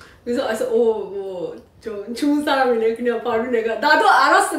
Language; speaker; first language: Korean; non-native, learner; Persian